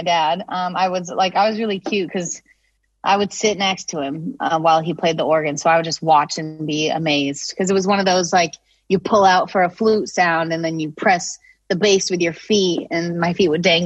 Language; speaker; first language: English; native; English